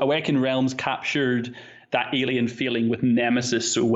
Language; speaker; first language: English; native; English